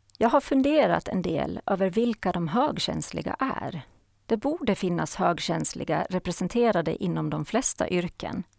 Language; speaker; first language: Swedish; native; Swedish